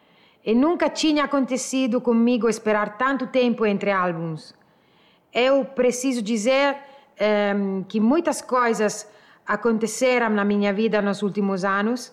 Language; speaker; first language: Portuguese; non-native, learner; Italian